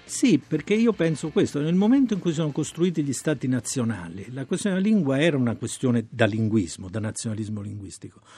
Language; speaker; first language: Italian; native; Italian